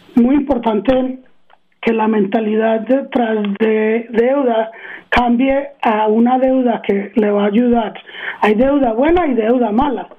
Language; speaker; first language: Spanish; early bilingual, heritage; Spanish